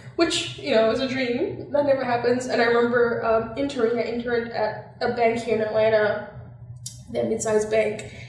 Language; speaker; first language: English; non-native, local second language; Bemba